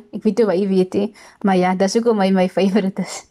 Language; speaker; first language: Afrikaans; native; Afrikaans